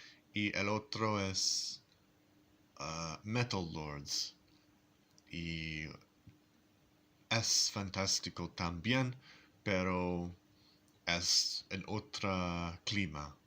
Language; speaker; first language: Spanish; non-native, learner; English